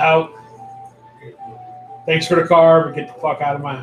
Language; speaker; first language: English; native; English